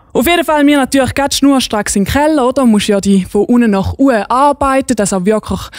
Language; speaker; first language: German; native; German